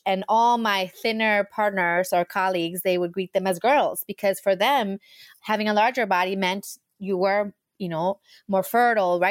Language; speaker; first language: English; early bilingual, heritage; English